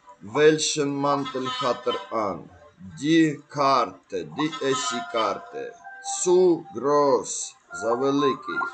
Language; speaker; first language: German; non-native, learner; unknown